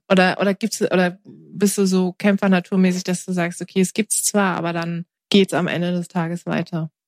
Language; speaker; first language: German; early bilingual, other home language; Turkish